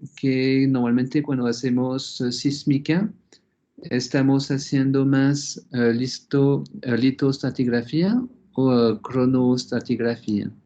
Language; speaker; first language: Spanish; non-native, fluent; French